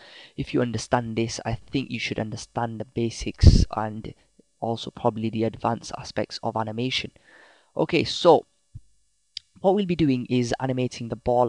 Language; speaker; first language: English; native; English